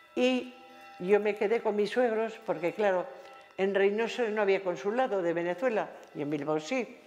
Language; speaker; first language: Spanish; native; Spanish